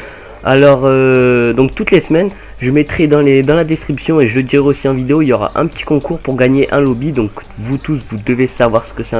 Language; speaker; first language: French; native; French